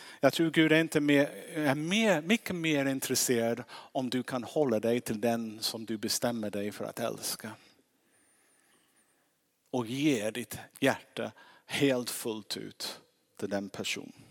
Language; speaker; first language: Swedish; non-native, fluent; English